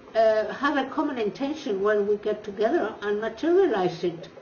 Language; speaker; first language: English; non-native, fluent; Spanish